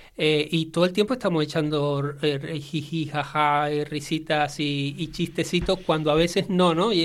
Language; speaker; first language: Spanish; native; Spanish